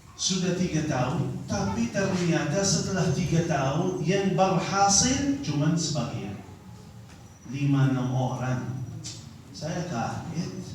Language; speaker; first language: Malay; non-native, fluent; Arabic